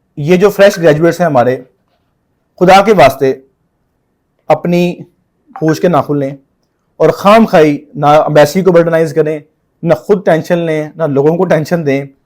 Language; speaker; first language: Urdu; non-native, local second language; Punjabi